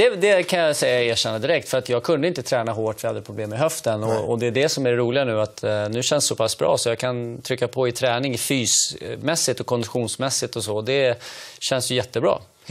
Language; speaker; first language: Swedish; native; Swedish